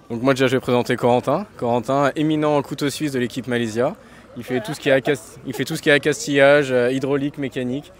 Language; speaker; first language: French; native; French